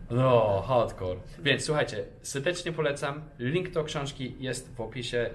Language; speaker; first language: Polish; non-native, fluent; English